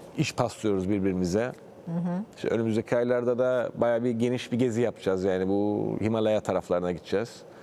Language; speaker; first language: Turkish; native; Turkish